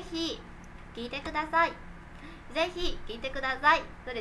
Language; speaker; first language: Japanese; non-native, fluent; Vietnamese